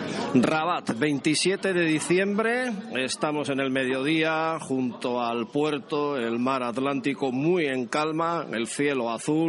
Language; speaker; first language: Spanish; native; Spanish